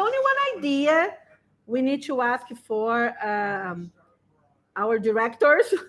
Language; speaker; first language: English; non-native, learner; Portuguese